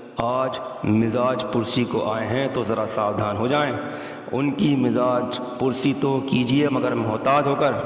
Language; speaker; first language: Urdu; native; Urdu